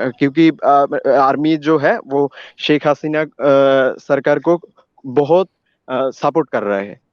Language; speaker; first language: Hindi; non-native, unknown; Bangla